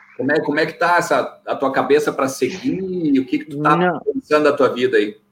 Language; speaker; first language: Portuguese; native; Portuguese